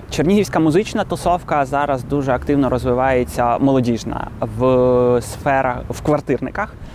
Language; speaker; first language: Ukrainian; non-native, local second language; Russian